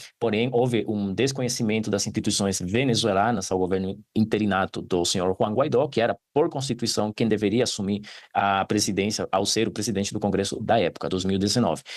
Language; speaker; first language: Portuguese; non-native, fluent; Spanish